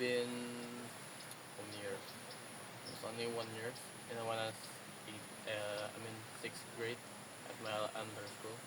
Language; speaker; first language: English; non-native, learner; Indonesian